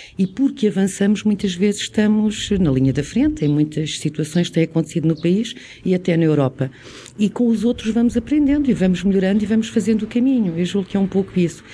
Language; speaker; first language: Portuguese; native; Portuguese